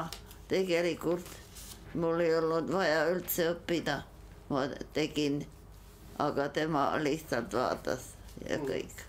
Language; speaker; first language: Estonian; non-native, local second language; Yiddish